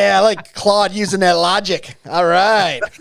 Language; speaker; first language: English; native; English